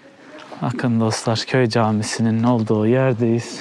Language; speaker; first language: Turkish; native; Turkish